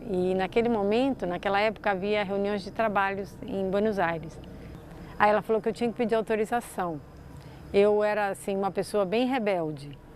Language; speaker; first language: Portuguese; native; Portuguese